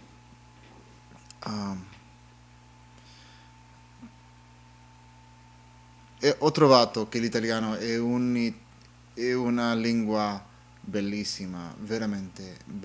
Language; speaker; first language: Italian; non-native, learner; English